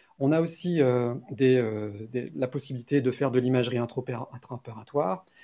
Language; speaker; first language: French; native; French